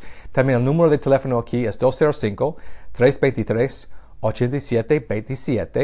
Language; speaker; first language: Spanish; non-native, fluent; English